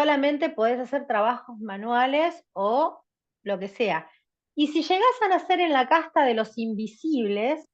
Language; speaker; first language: Spanish; native; Spanish